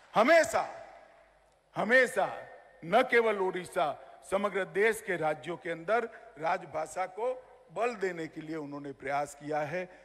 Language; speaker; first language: Hindi; non-native, local second language; Gujarati